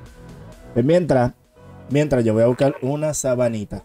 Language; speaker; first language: Spanish; native; Spanish